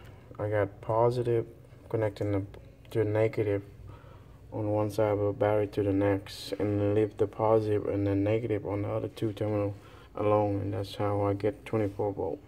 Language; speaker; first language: English; non-native, fluent; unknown